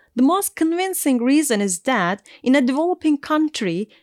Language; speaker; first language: English; non-native, fluent; Turkish